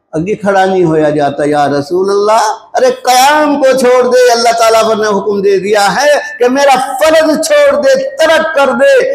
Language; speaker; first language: Urdu; non-native, local second language; Punjabi